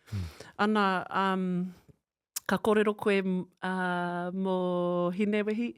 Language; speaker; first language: Māori; non-native, local second language; English